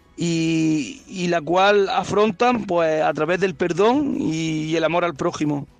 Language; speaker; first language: Spanish; native; Spanish